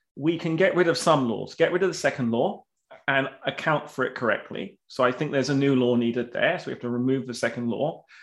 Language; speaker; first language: English; native; English